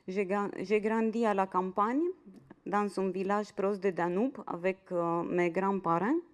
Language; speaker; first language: French; non-native, fluent; Romanian